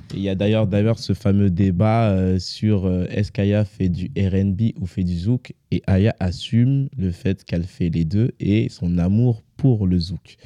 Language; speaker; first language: French; native; French